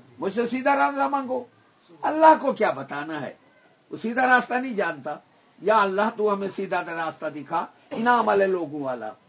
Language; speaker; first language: Urdu; non-native, local second language; Punjabi